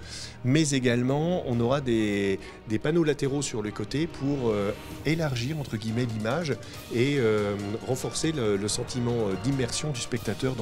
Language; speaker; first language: French; native; French